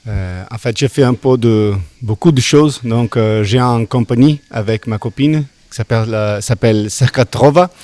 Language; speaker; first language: French; non-native, learner; Portuguese